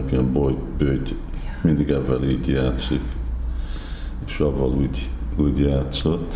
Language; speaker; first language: Hungarian; non-native, fluent; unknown